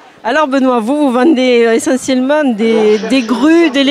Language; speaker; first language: French; native; French